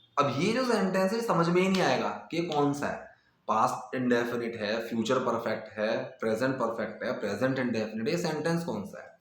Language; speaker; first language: Hindi; native; Hindi